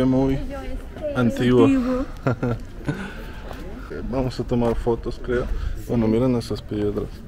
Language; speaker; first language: Spanish; non-native, fluent; Russian